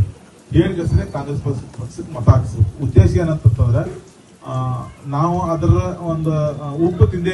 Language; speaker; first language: Kannada; native; Kannada